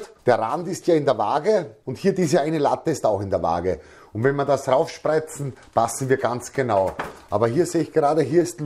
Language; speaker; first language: German; native; German